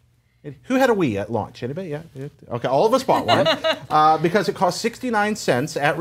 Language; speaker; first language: English; native; English